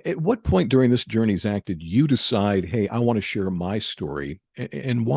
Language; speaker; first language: English; native; English